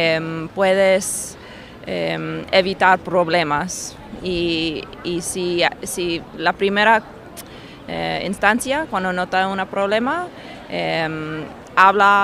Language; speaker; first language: Spanish; non-native, learner; English